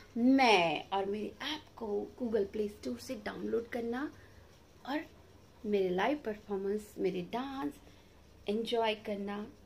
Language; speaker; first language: Hindi; native; Hindi